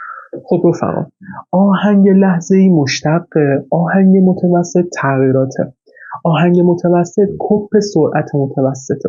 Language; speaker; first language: Persian; native; Persian